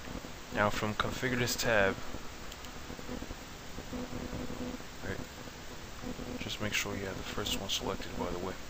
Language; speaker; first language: English; native; English